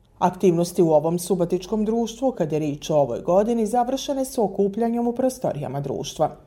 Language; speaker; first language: Serbian; native; Serbian